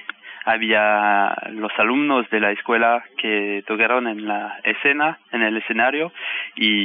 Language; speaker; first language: Spanish; non-native, fluent; French